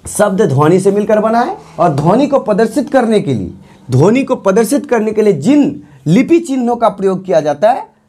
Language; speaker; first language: Hindi; non-native, local second language; Bangla